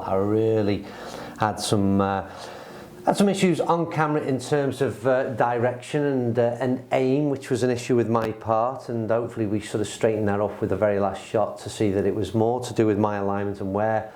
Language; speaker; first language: English; native; English